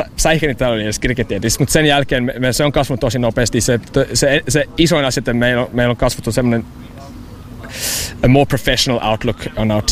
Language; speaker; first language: Finnish; non-native, fluent; English